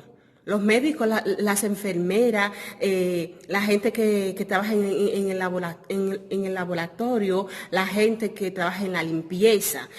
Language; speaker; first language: Spanish; non-native, fluent; Haitian Creole